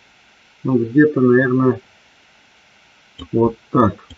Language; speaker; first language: Russian; native; Russian